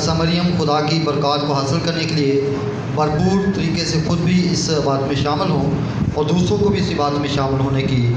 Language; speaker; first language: Urdu; non-native, local second language; Punjabi